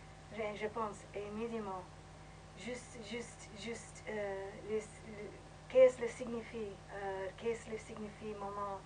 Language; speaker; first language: French; non-native, learner; English